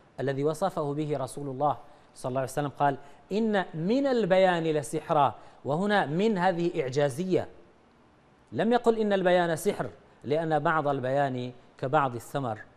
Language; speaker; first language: Arabic; native; Arabic